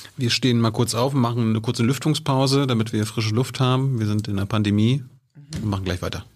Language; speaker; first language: German; native; German